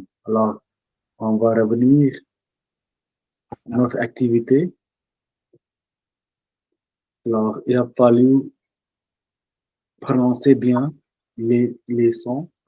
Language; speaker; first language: French; non-native, fluent; Punjabi